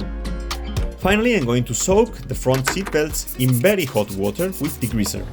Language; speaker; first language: English; non-native, fluent; Spanish